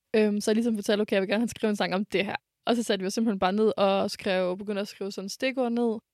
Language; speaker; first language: Danish; early bilingual, other home language; French